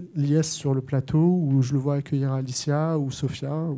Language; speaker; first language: French; native; French